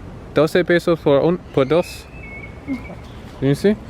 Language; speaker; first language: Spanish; non-native, learner; English